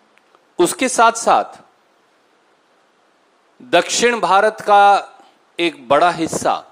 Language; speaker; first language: Hindi; native; Hindi